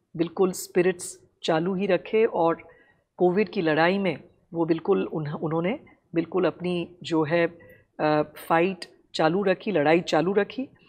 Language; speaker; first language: Hindi; non-native, local second language; Tamil